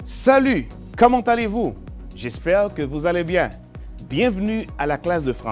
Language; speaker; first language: French; non-native, fluent; Spanish